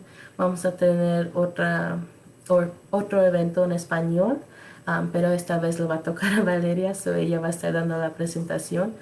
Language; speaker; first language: Spanish; early bilingual, other home language; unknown